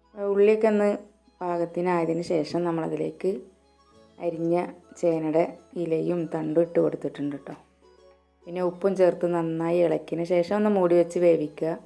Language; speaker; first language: Malayalam; native; Malayalam